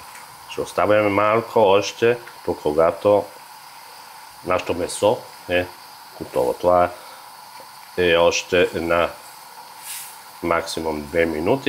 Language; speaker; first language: Bulgarian; non-native, learner; German